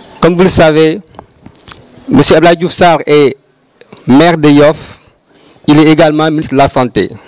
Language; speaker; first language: French; non-native, local second language; Wolof